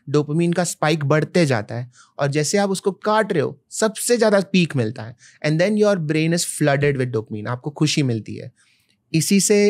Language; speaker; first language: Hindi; non-native, local second language; Malayalam